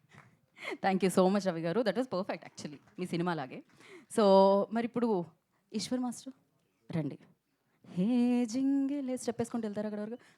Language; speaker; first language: Telugu; native; Telugu